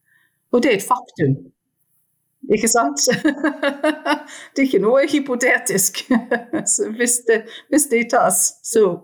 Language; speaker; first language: Norwegian; non-native, fluent; English